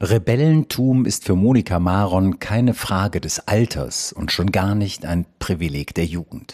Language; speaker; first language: German; native; German